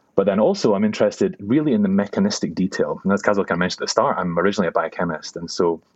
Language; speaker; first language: English; native; English